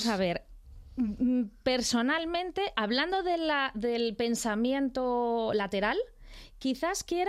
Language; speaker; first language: Spanish; native; Spanish